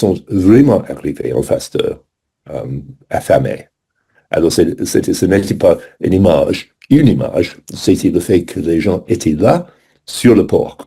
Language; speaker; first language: French; non-native, fluent; English